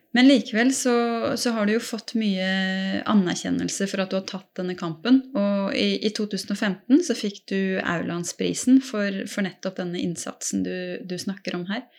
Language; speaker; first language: Norwegian; native; Norwegian